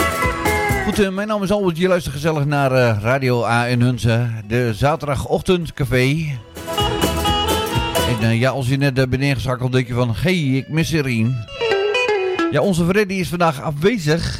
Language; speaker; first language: Dutch; native; Dutch